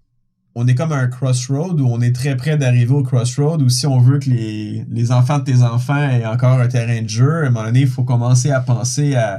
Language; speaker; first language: French; native; French